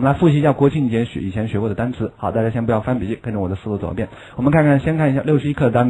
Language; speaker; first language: Chinese; native; Chinese